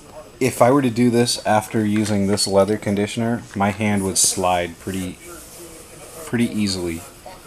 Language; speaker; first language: English; native; English